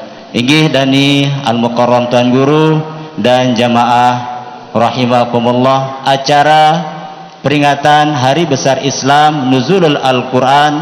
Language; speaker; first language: Indonesian; non-native, local second language; Sasak